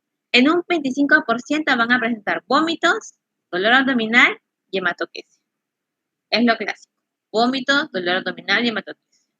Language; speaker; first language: Spanish; native; Spanish